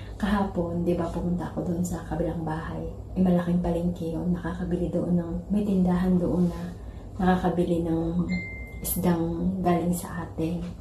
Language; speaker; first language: Filipino; non-native, local second language; Cebuano